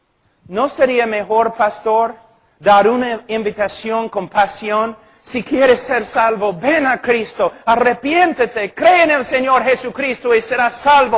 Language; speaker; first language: Spanish; non-native, fluent; English